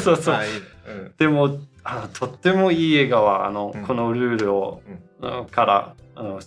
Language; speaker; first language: Japanese; non-native, learner; Danish